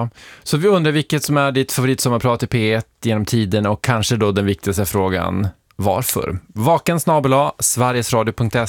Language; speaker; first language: Swedish; native; Swedish